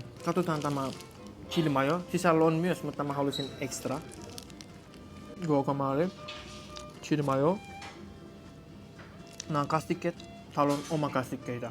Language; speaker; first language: Finnish; non-native, learner; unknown